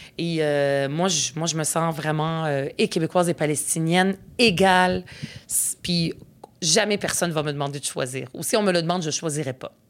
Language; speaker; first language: French; early bilingual, other home language; Arabic